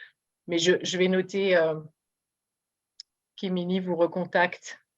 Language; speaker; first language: French; native; French